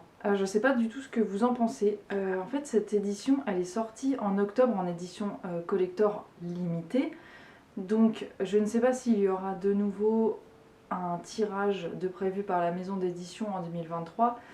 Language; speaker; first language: French; native; French